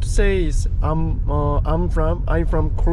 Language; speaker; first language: English; non-native, learner; Korean